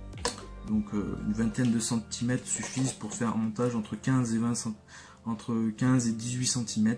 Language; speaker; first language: French; native; French